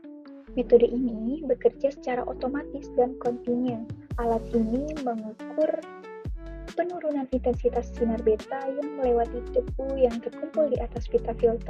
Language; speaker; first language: Indonesian; native; Indonesian